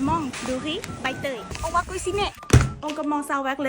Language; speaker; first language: French; non-native, learner; Thai